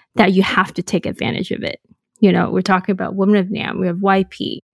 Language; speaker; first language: English; non-native, local second language; Cantonese